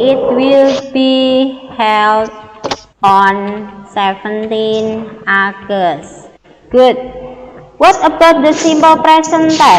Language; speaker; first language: English; non-native, learner; Indonesian